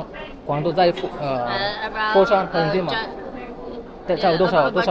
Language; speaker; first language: Chinese; non-native, learner; Amharic